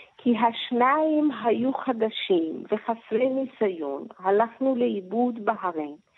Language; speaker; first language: Hebrew; early bilingual, other home language; Persian